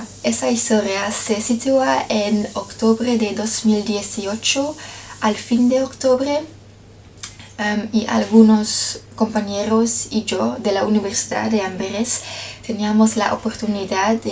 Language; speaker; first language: Spanish; non-native, learner; Dutch